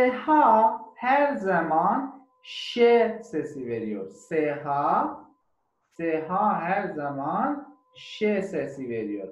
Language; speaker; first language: Turkish; non-native, learner; German